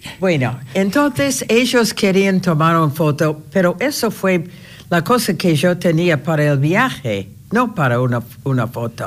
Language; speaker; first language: Spanish; non-native, fluent; English